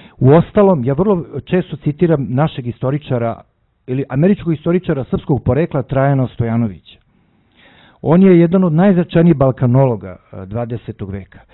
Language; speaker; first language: Serbian; native; Serbian